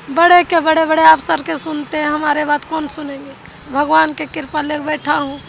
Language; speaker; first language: Hindi; native; Hindi